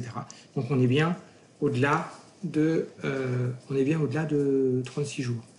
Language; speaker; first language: French; native; French